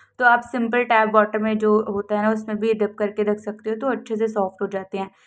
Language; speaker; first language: Urdu; native; Urdu